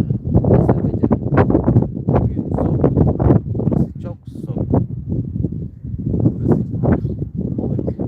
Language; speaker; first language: Turkish; non-native, learner; Azerbaijani